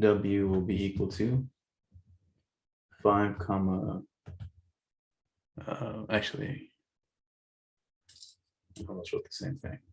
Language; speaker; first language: English; native; English